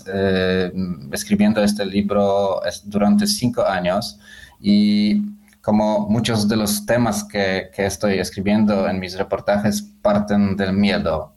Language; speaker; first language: Spanish; non-native, fluent; Polish